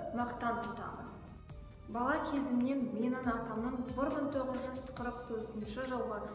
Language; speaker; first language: Kazakh; non-native, local second language; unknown